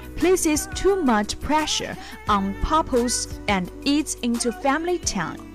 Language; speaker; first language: English; non-native, fluent; Chinese